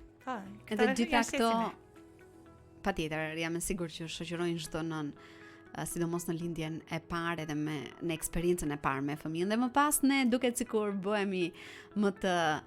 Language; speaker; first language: Albanian; native; Albanian